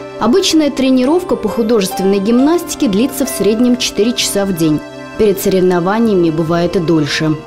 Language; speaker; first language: Russian; native; Russian